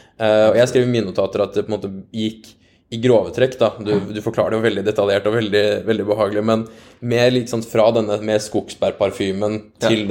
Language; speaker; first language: Norwegian; native; Norwegian